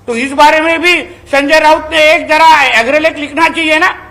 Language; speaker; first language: Hindi; non-native, local second language; Marathi